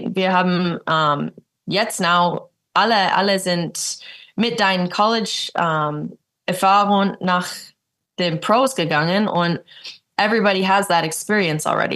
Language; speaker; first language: German; early bilingual, heritage; English